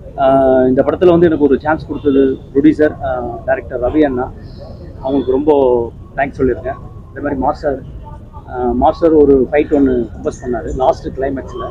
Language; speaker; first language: Tamil; native; Tamil